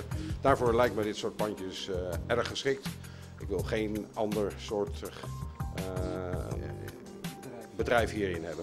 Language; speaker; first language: Dutch; native; Dutch